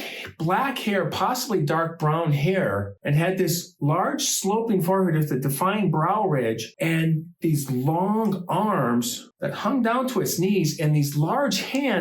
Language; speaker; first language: English; native; English